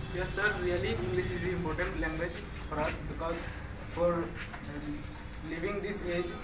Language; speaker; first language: English; non-native, local second language; Hindi